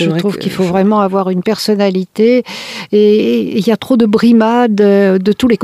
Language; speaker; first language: French; native; French